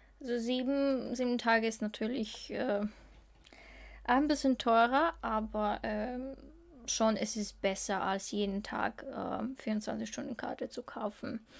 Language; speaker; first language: German; non-native, learner; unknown